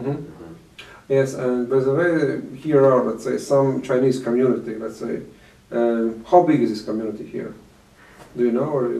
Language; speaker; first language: English; non-native, fluent; Latvian